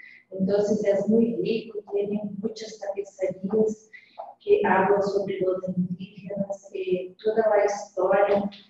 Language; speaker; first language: Spanish; non-native, learner; Portuguese